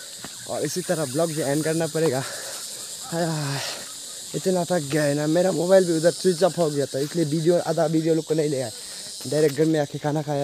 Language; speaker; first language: Hindi; non-native, local second language; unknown